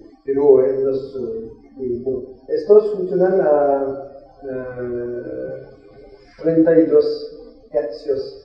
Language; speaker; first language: Spanish; non-native, learner; French